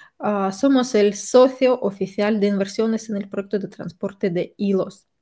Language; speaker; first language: Spanish; non-native, fluent; Russian